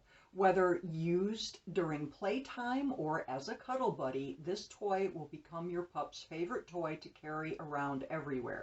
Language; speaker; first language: English; native; English